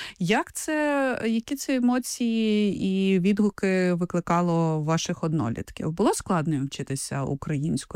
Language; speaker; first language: Ukrainian; native; Ukrainian